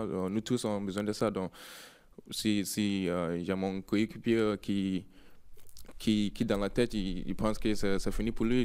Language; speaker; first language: French; non-native, learner; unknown